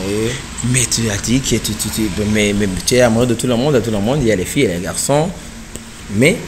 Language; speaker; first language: French; non-native, local second language; Rundi